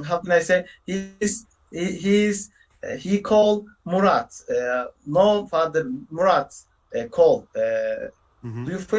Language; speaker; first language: English; non-native, learner; Turkish